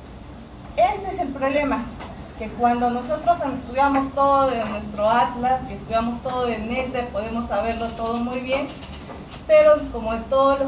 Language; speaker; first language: Spanish; native; Spanish